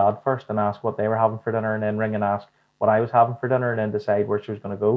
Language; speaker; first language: English; native; English